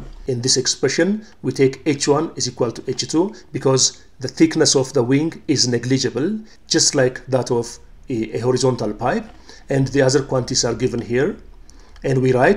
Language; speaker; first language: English; non-native, local second language; Amharic